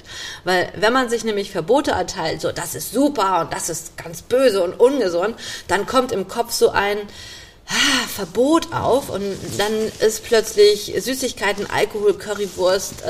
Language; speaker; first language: German; native; German